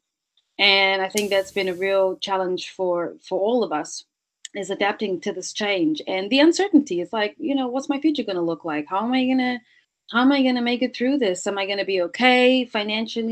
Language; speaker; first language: English; native; English